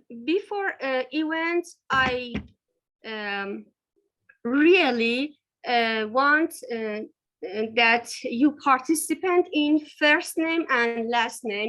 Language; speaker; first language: English; non-native, learner; Persian